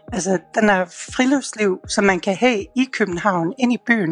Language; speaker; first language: Danish; non-native, fluent; English